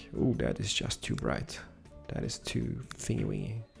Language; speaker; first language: English; non-native, fluent; Polish